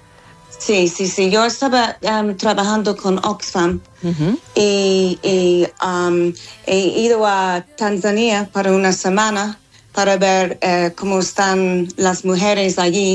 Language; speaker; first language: Spanish; non-native, fluent; English